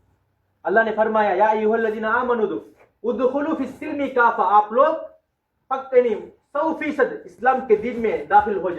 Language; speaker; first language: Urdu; non-native, local second language; Tamil